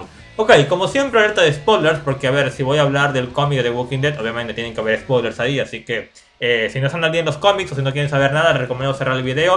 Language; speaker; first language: Spanish; native; Spanish